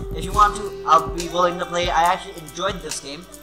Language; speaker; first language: English; non-native, local second language; Urdu